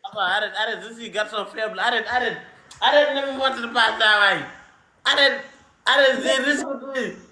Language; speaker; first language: French; non-native, local second language; Fula